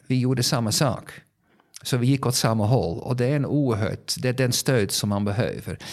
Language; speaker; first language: Swedish; non-native, fluent; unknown